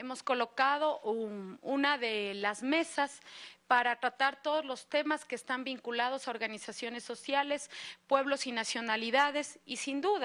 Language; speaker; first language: Spanish; native; Spanish